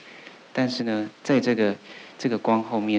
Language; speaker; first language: Chinese; native; Chinese